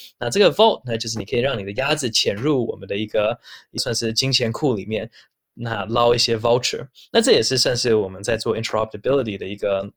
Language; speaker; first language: Chinese; early bilingual, heritage; Chinese